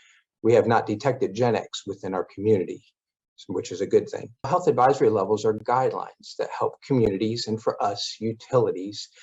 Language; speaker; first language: English; native; English